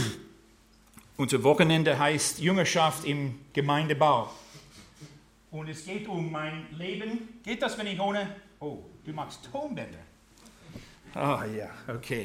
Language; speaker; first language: German; non-native, fluent; English